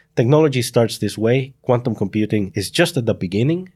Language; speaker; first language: English; non-native, fluent; Spanish